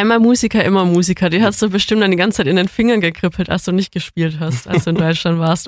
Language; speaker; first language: German; native; German